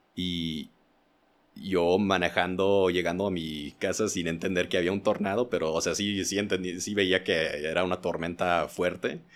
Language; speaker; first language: Spanish; early bilingual, heritage; Spanish